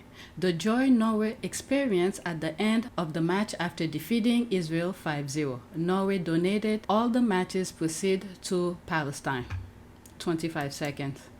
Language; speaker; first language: English; native; English